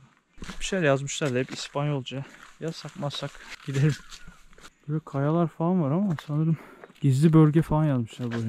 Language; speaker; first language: Turkish; native; Turkish